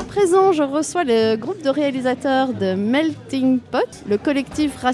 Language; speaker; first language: French; native; French